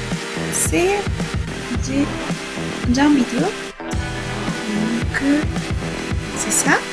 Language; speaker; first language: French; non-native, learner; Spanish